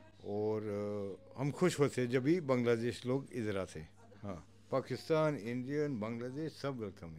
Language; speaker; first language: Hindi; non-native, local second language; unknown